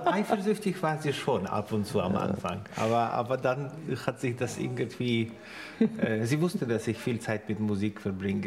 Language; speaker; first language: German; non-native, fluent; Ukrainian